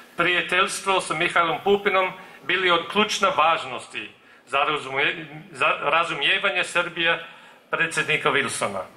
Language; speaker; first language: Serbian; non-native, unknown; English